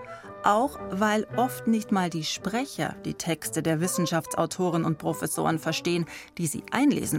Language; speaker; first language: German; native; German